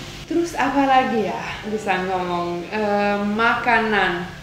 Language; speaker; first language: Indonesian; non-native, fluent; Romanian